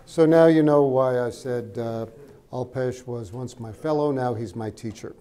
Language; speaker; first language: English; native; English